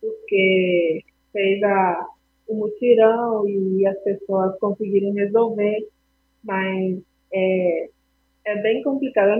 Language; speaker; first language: Portuguese; non-native, fluent; Spanish